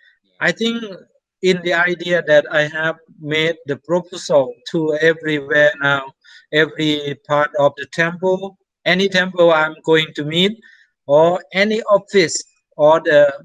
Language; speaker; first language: English; non-native, fluent; Thai